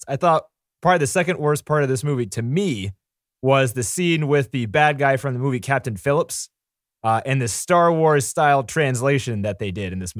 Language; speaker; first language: English; native; English